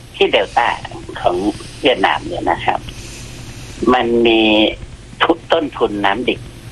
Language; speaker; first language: Thai; native; Thai